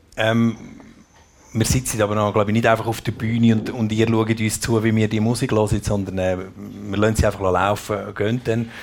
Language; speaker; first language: German; native; German